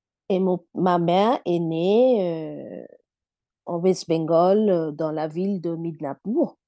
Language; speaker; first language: French; non-native, fluent; Bangla